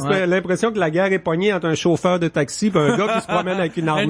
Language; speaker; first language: French; native; French